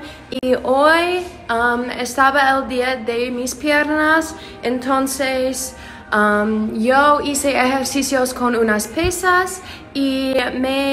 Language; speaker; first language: Spanish; non-native, learner; English